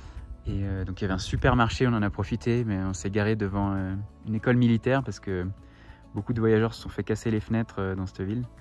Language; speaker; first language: French; native; French